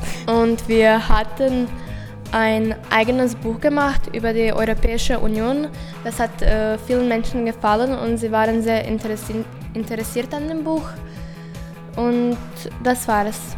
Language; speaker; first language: German; non-native, learner; Croatian